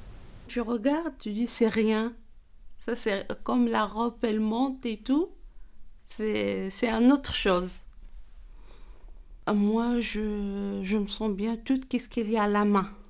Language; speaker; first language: French; non-native, learner; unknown